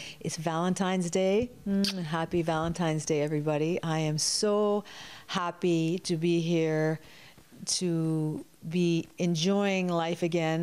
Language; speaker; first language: English; early bilingual, other home language; Spanish